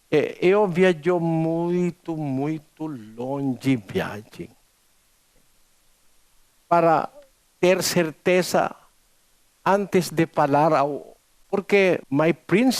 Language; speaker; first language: Portuguese; non-native, learner; Filipino